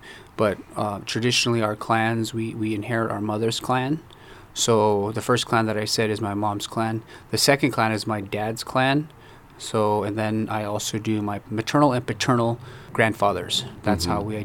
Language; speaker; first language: English; early bilingual, other home language; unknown